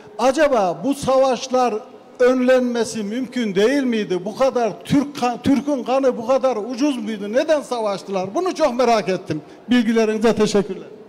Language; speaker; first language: Turkish; native; Turkish